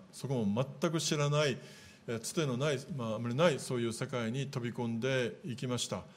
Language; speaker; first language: Japanese; native; Japanese